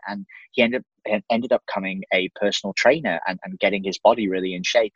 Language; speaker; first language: English; native; English